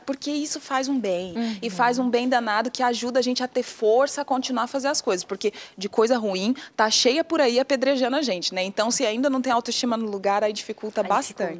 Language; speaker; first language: Portuguese; native; Portuguese